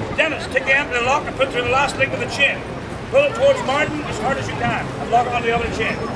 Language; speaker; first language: English; native; English